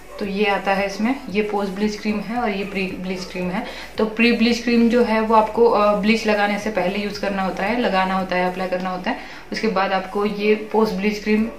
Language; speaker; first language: Hindi; non-native, local second language; Marathi